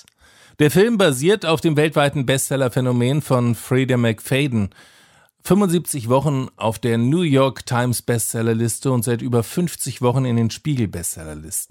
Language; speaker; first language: German; native; German